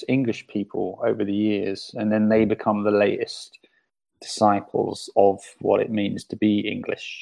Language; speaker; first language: English; native; English